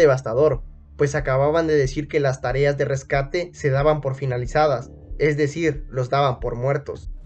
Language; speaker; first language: Spanish; native; Spanish